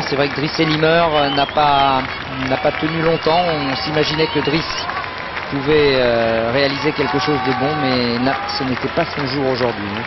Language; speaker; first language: French; native; French